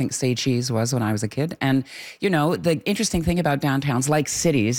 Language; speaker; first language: English; native; English